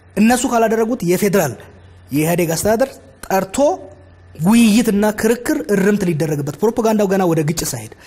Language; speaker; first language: Amharic; non-native, local second language; Oromo